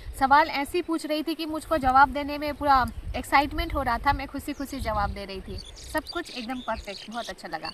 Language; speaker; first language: Hindi; non-native, local second language; Sadri